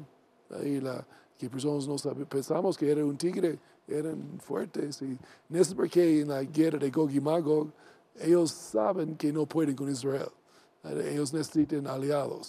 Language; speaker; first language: Spanish; non-native, learner; English